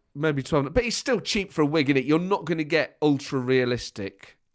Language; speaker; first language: English; native; English